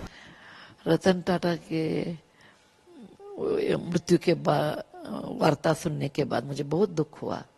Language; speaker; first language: Hindi; non-native, local second language; Kannada